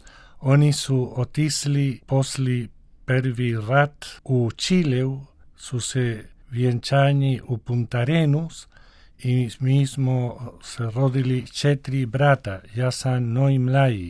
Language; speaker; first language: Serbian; early bilingual, heritage; Spanish